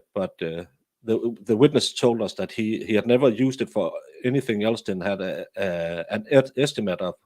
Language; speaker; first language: English; non-native, fluent; Danish